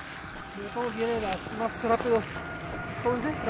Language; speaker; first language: Spanish; non-native, learner; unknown